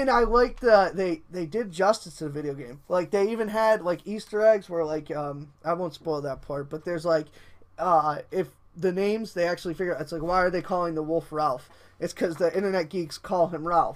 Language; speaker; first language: English; native; English